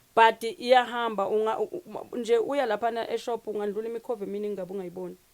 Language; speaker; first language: Zulu; native; Zulu